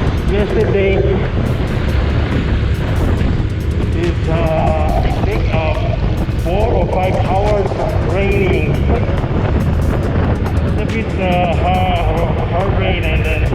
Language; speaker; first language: English; non-native, local second language; Filipino